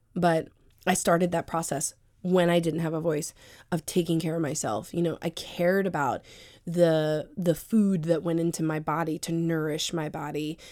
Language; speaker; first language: English; native; English